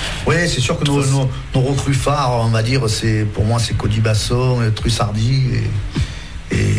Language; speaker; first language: French; native; French